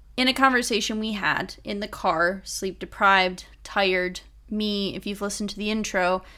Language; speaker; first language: English; native; English